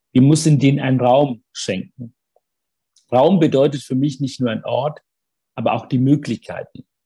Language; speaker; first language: German; early bilingual, other home language; Tamil